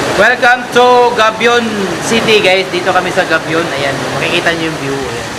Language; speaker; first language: Filipino; non-native, local second language; Cebuano